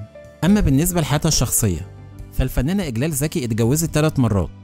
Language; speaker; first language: Arabic; native; Arabic